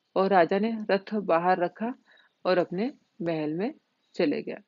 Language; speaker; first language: Hindi; non-native, local second language; Marathi